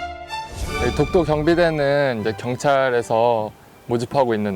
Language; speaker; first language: Korean; native; Korean